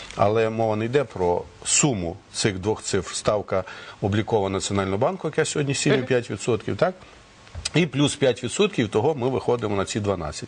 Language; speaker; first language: Ukrainian; native; Ukrainian